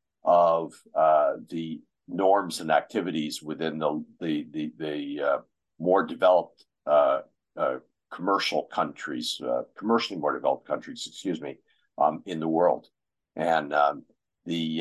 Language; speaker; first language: English; native; English